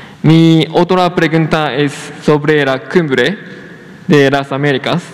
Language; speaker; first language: Spanish; non-native, fluent; Japanese